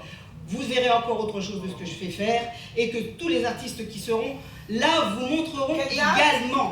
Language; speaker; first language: French; native; French